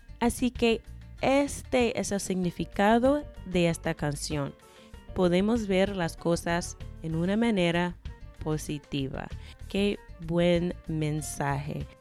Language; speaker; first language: Spanish; non-native, fluent; English